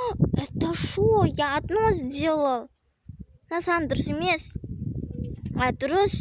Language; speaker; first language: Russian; non-native, local second language; Kazakh